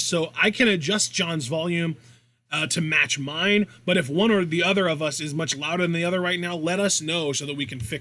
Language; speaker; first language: English; native; English